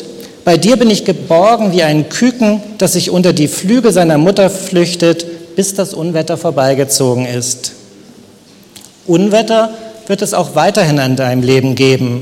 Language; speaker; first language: German; native; German